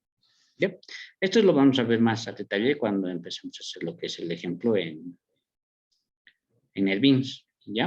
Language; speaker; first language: Spanish; native; Spanish